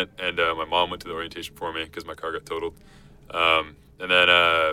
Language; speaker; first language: English; native; English